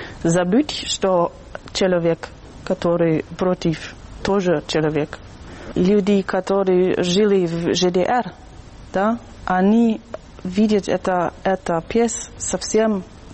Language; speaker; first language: Russian; non-native, fluent; German